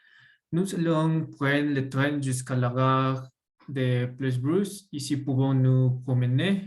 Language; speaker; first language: French; non-native, learner; Spanish